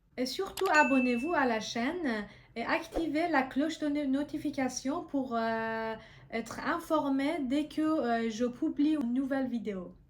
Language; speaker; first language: French; non-native, fluent; Persian